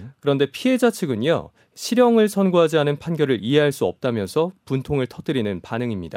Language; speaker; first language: Korean; native; Korean